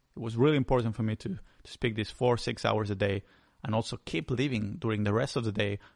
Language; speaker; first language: English; non-native, fluent; Spanish